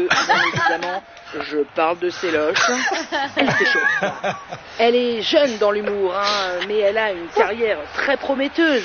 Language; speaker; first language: French; native; French